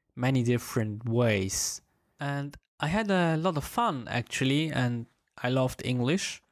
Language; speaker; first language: English; non-native, fluent; Swiss German